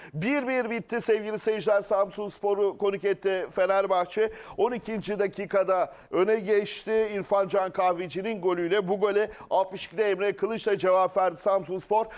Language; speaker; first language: Turkish; native; Turkish